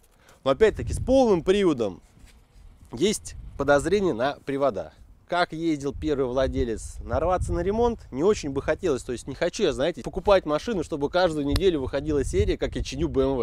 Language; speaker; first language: Russian; native; Russian